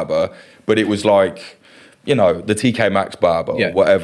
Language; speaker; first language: English; native; English